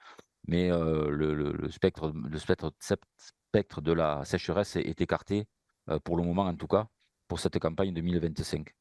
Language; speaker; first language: French; native; French